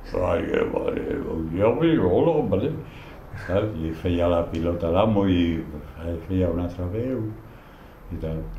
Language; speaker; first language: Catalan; non-native, local second language; Spanish